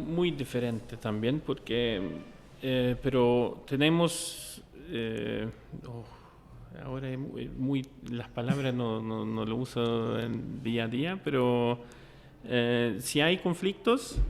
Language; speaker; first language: Spanish; non-native, fluent; Norwegian